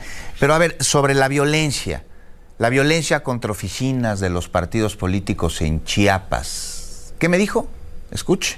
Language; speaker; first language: Spanish; native; Spanish